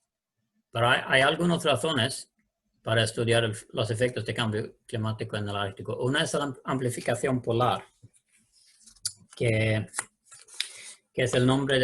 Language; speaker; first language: Spanish; non-native, learner; Swedish